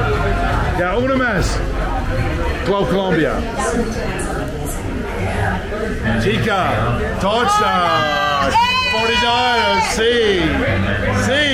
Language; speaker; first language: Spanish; non-native, learner; English